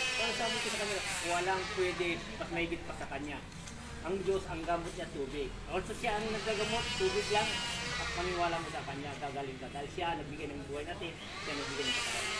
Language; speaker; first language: Filipino; non-native, local second language; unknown